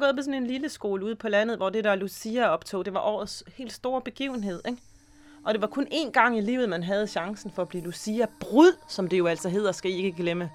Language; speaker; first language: Danish; native; Danish